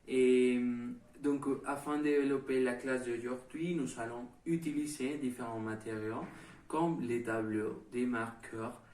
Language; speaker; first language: French; non-native, learner; Spanish